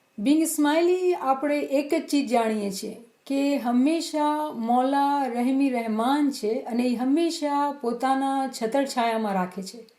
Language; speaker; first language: Gujarati; early bilingual, heritage; Gujarati